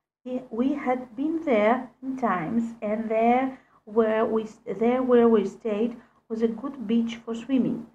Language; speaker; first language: English; non-native, fluent; Greek